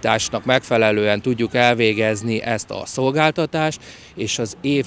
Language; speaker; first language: Hungarian; native; Hungarian